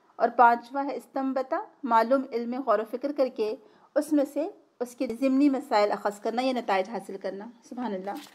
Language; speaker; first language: Urdu; native; Urdu